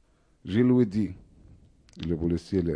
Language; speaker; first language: French; non-native, fluent; Arabic